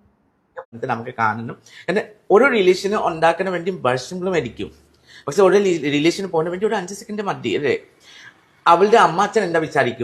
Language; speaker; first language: Malayalam; non-native, fluent; Assamese